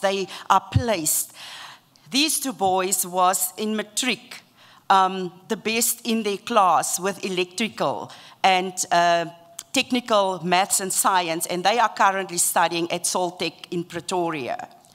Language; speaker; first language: English; non-native, local second language; Afrikaans